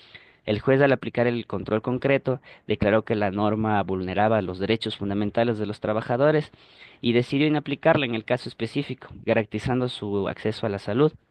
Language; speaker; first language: Spanish; native; Spanish